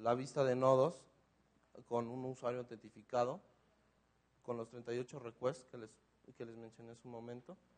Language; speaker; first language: Spanish; native; Spanish